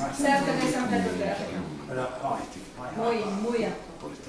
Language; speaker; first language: Spanish; non-native, learner; English